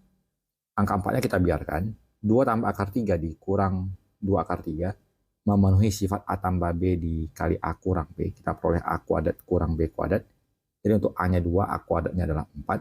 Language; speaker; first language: Indonesian; native; Indonesian